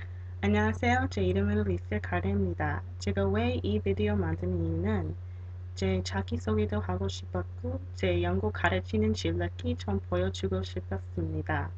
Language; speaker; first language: Korean; non-native, learner; English